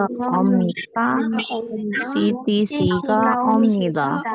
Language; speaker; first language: Korean; non-native, learner; Indonesian